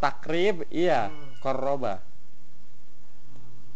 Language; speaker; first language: Arabic; non-native, fluent; Indonesian